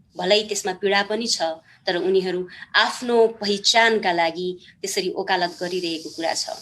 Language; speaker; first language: Nepali; non-native, local second language; Eastern Tamang